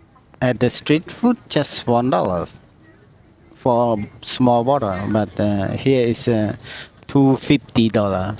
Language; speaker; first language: English; non-native, learner; Khmer